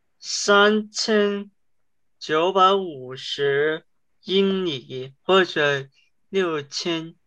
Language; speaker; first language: Chinese; early bilingual, heritage; Chinese